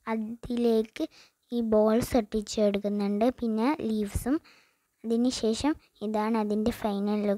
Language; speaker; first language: Malayalam; native; Malayalam